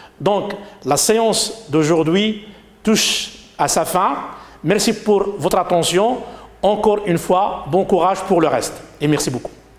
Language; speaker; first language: French; non-native, local second language; Arabic